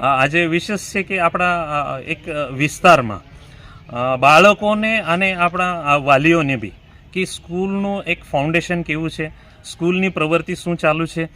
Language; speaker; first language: Gujarati; non-native, local second language; Marathi